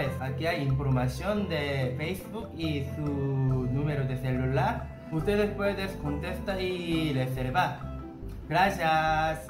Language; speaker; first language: Spanish; non-native, learner; Korean